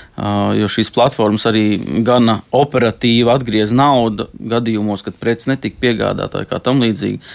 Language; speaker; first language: Latvian; native; Latvian